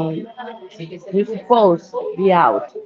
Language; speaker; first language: English; non-native, learner; Spanish